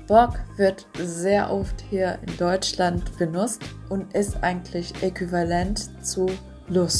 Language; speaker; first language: German; non-native, fluent; Vietnamese